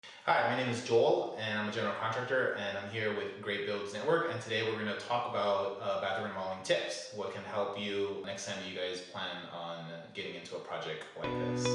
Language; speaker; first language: English; native; English